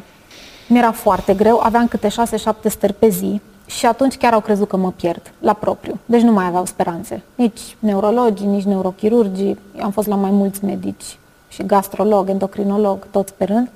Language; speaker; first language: Romanian; native; Romanian